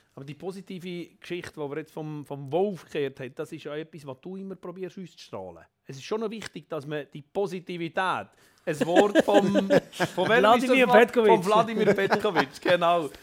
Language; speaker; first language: German; native; German